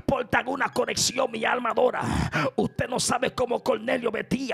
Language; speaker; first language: Spanish; native; Spanish